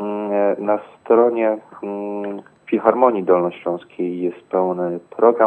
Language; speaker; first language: Polish; native; Polish